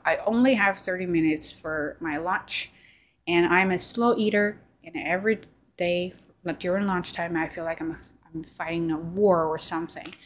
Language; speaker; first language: English; non-native, fluent; Chinese